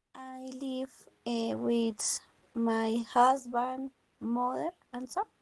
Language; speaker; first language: English; non-native, learner; Spanish